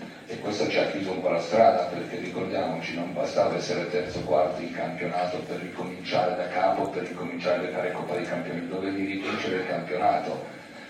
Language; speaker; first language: Italian; non-native, fluent; Polish